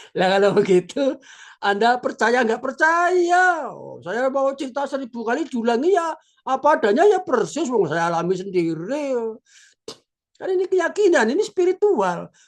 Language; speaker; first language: Indonesian; non-native, local second language; Javanese